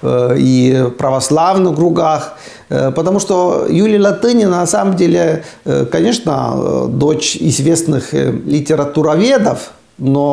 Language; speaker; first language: Russian; non-native, fluent; Estonian